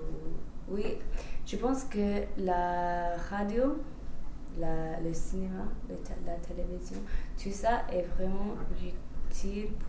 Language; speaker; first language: French; non-native, fluent; English